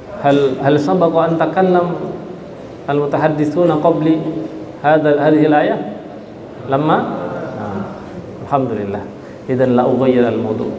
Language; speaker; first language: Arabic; non-native, fluent; Indonesian